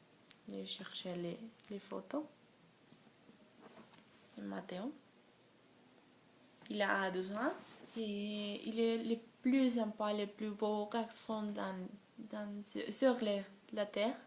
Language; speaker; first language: French; non-native, learner; Spanish